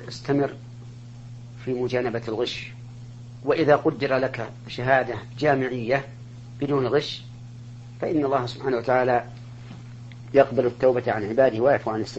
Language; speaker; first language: Arabic; native; Arabic